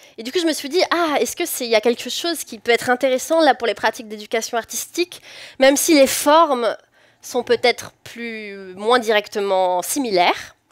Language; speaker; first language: French; native; French